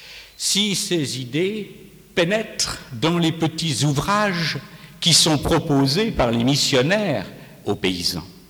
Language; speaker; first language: French; native; French